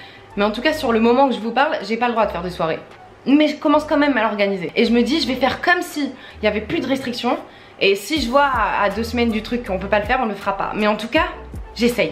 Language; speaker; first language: French; native; French